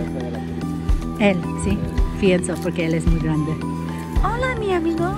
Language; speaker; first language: Spanish; non-native, learner; English